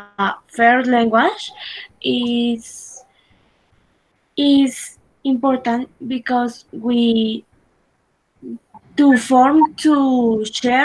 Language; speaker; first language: English; non-native, learner; Spanish